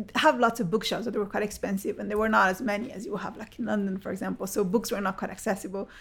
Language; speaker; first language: English; early bilingual, other home language; Spanish